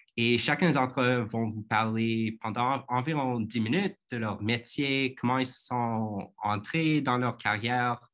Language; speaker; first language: French; non-native, fluent; English